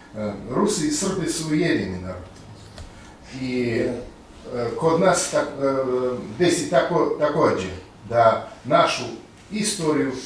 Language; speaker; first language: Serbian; non-native, fluent; Russian